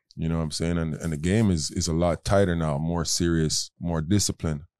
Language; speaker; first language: English; native; English